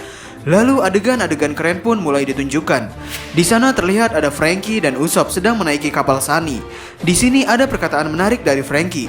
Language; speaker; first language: Indonesian; native; Indonesian